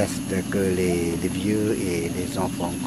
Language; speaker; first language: French; non-native, fluent; Lao